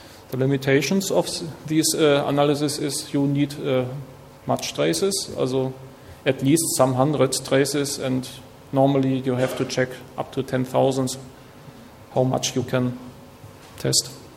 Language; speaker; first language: English; non-native, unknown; German